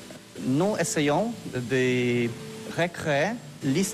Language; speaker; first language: French; non-native, learner; Polish